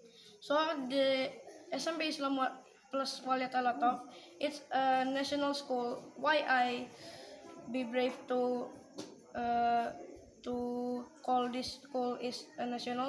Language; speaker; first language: English; non-native, learner; Indonesian